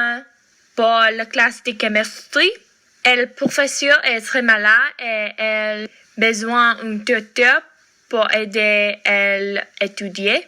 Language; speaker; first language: French; non-native, learner; English